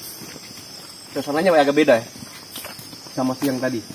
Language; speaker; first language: Indonesian; native; Indonesian